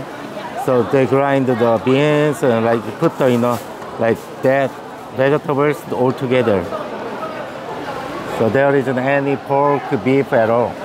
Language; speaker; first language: English; non-native, learner; Korean